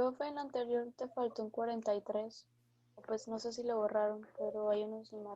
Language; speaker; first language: Spanish; native; Spanish